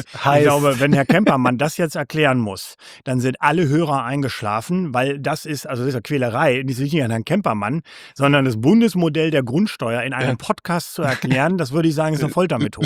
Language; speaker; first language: German; native; German